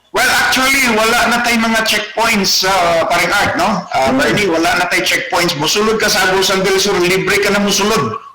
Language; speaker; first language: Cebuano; native; Cebuano